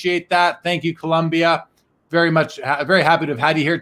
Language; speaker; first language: English; native; English